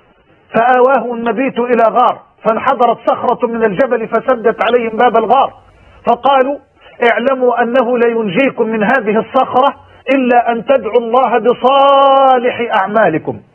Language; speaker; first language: Arabic; native; Arabic